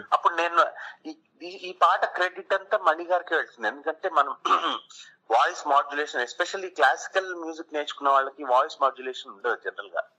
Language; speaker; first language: Telugu; early bilingual, heritage; Telugu